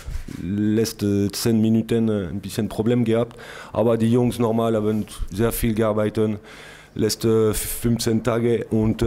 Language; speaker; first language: German; non-native, learner; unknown